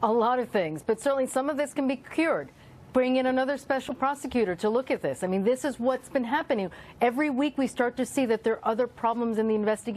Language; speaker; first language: English; native; English